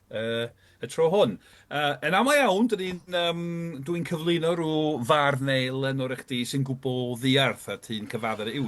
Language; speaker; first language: Welsh; non-native, fluent; English